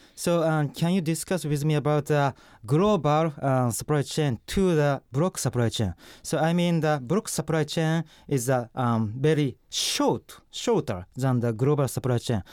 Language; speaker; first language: English; non-native, learner; Japanese